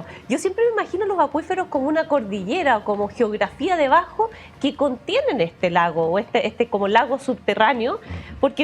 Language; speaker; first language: Spanish; native; Spanish